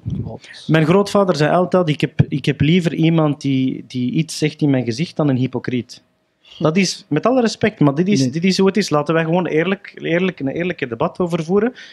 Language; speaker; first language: Dutch; early bilingual, other home language; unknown